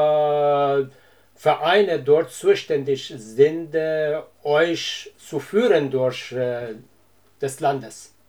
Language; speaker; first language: German; non-native, learner; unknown